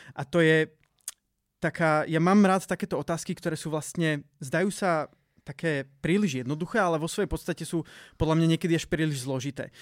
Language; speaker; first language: Slovak; native; Slovak